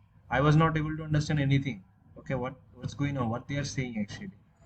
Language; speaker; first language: English; non-native, local second language; Bangla